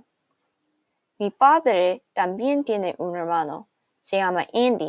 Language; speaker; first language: Spanish; non-native, learner; English